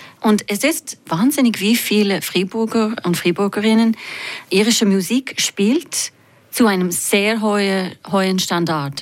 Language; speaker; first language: German; non-native, fluent; English